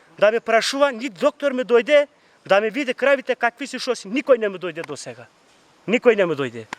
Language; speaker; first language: Macedonian; non-native, local second language; Turkish